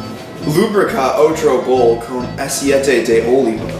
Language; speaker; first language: Spanish; non-native, learner; English